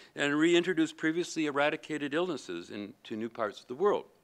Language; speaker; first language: English; native; English